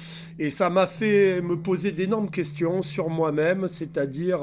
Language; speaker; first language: French; native; French